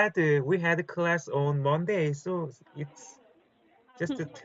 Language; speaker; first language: English; non-native, learner; Korean